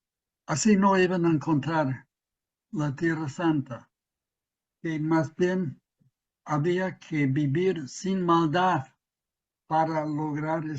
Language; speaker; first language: Spanish; non-native, fluent; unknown